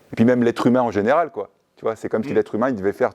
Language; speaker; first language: French; native; French